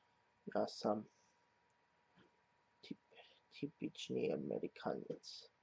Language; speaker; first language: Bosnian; non-native, learner; English